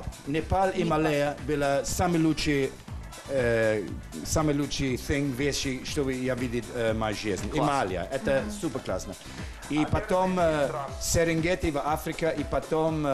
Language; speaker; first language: Russian; non-native, learner; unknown